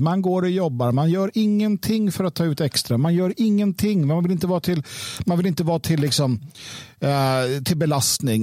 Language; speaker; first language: Swedish; native; Swedish